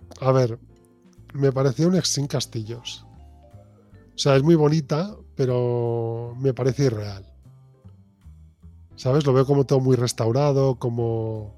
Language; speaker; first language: Spanish; native; Spanish